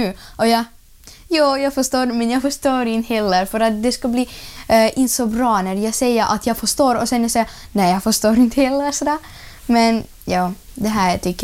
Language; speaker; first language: Swedish; early bilingual, other home language; Russian